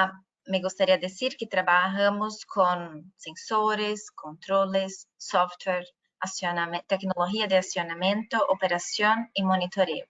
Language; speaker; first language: Spanish; non-native, fluent; Portuguese